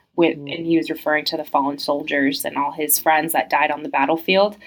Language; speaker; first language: English; early bilingual, other home language; French